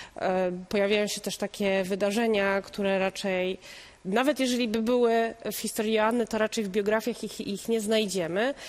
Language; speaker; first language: Polish; native; Polish